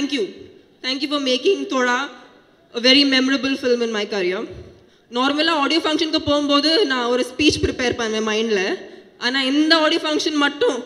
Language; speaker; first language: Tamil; non-native, fluent; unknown